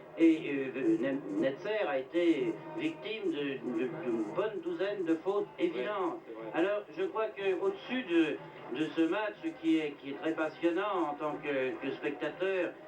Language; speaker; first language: French; native; French